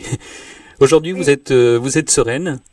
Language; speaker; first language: French; native; French